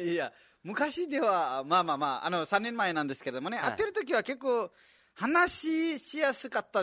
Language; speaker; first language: Japanese; non-native, fluent; Nepali